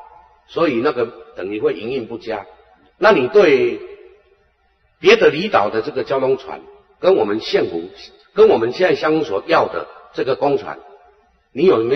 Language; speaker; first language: Chinese; native; Chinese